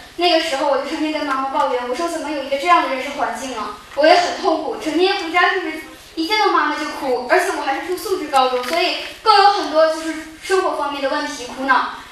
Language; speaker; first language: Chinese; early bilingual, other home language; Korean